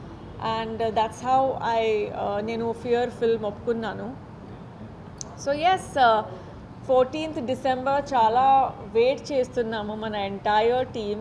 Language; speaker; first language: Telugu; non-native, learner; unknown